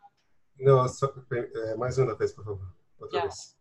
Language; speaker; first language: Spanish; non-native, learner; Portuguese